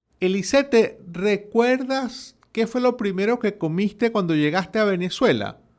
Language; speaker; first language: Spanish; native; Spanish